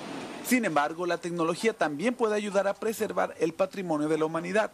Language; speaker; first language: Spanish; native; Spanish